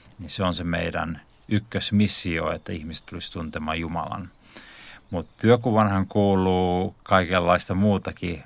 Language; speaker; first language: Finnish; native; Finnish